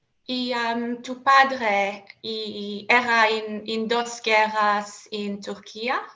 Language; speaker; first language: Spanish; non-native, learner; English